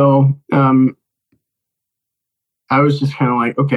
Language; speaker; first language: English; native; English